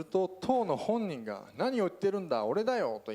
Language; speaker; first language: Japanese; native; Japanese